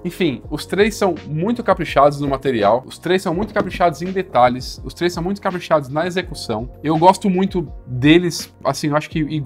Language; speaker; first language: Portuguese; native; Portuguese